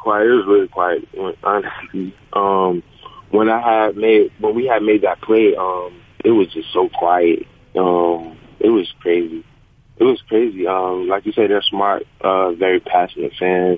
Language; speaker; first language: English; native; English